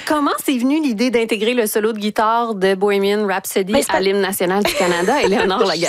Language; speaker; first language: French; native; French